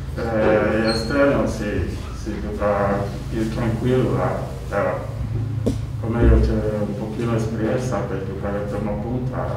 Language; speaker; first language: Italian; non-native, learner; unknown